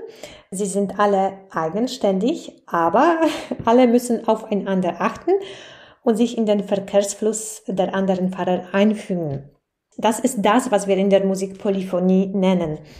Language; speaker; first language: German; non-native, fluent; Polish